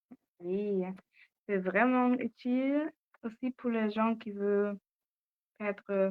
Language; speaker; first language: French; non-native, learner; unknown